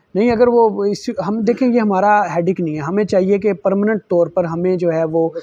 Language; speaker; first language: Urdu; non-native, local second language; Saraiki